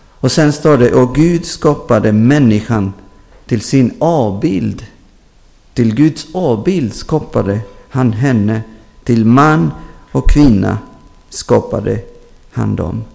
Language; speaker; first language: Swedish; non-native, fluent; Spanish